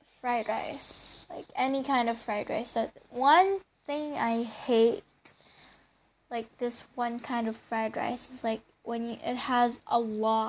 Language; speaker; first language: English; non-native, local second language; Filipino